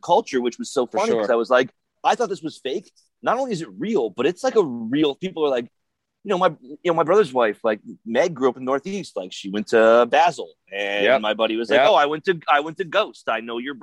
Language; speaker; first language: English; native; English